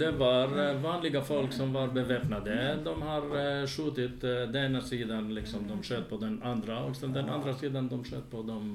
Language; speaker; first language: Swedish; non-native, fluent; Arabic